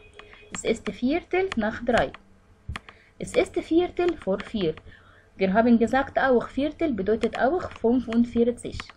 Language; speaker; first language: German; non-native, fluent; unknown